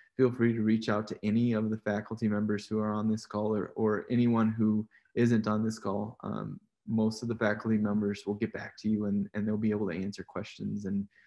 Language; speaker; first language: English; native; English